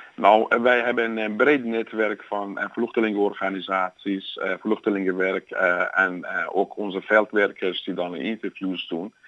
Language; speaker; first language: Dutch; non-native, fluent; Persian